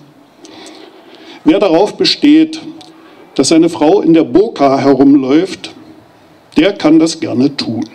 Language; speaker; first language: German; native; German